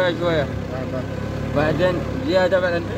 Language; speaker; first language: Arabic; non-native, learner; Filipino